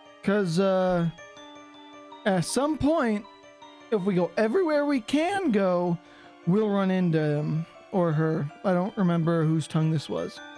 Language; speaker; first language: English; native; English